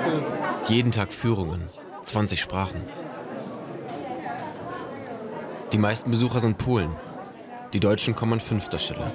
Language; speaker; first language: German; native; German